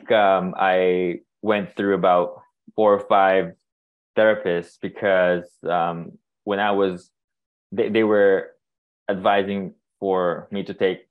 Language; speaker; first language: English; non-native, local second language; Filipino